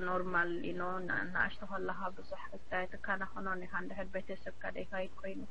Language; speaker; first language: Tigrinya; early bilingual, heritage; Tigrinya